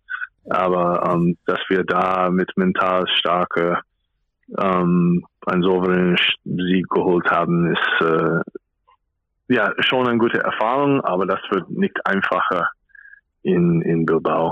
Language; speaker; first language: German; non-native, fluent; English